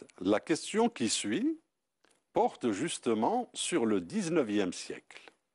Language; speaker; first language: French; non-native, local second language; Arabic